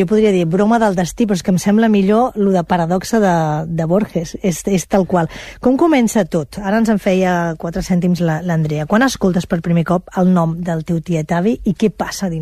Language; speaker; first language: Catalan; native; Catalan